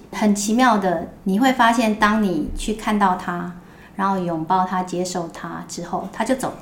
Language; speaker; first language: Chinese; native; Chinese